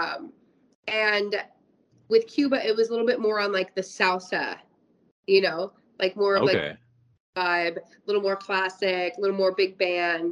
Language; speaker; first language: English; native; English